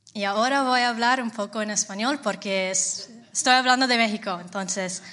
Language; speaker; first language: Spanish; non-native, fluent; English